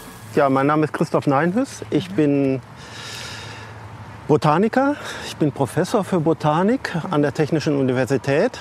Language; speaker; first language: German; native; German